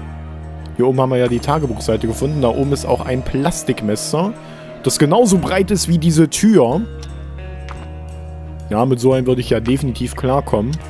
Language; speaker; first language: German; native; German